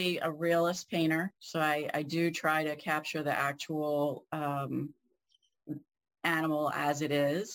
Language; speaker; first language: English; native; English